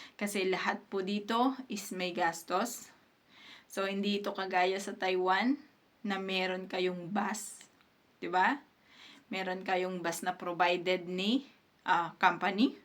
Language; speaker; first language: Filipino; native; Filipino